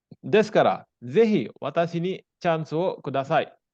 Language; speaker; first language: Japanese; non-native, fluent; Indonesian